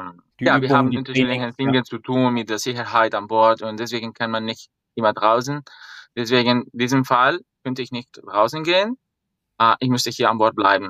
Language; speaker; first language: German; non-native, fluent; Spanish